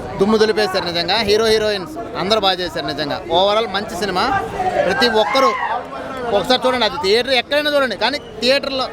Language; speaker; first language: Telugu; native; Telugu